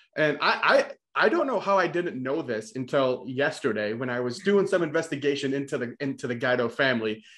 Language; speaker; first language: English; native; English